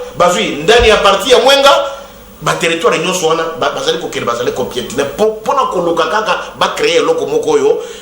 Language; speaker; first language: Lingala; non-native, local second language; Swahili